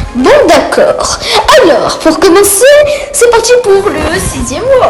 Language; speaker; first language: French; native; French